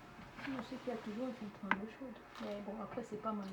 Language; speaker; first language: French; native; French